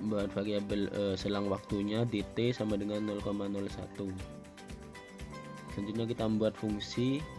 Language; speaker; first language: Indonesian; native; Indonesian